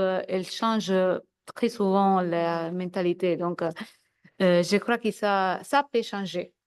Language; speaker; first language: French; non-native, fluent; Italian